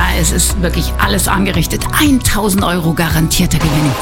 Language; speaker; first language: German; native; German